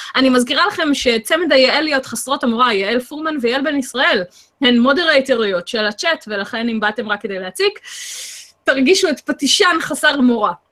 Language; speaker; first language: Hebrew; native; Hebrew